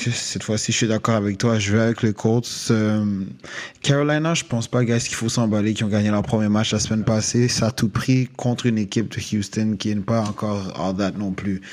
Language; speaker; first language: French; native; French